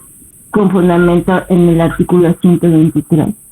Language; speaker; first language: Spanish; native; Spanish